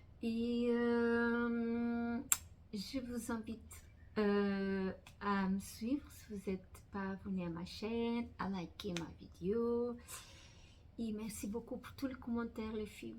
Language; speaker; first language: French; non-native, fluent; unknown